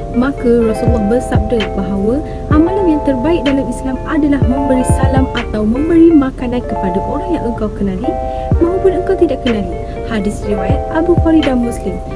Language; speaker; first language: Malay; native; Malay